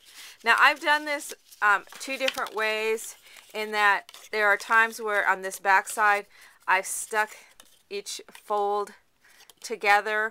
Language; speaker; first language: English; native; English